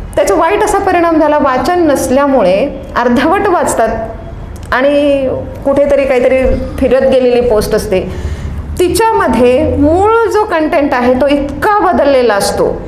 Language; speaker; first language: Marathi; native; Marathi